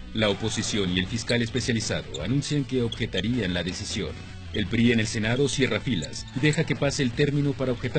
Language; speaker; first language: Spanish; native; Spanish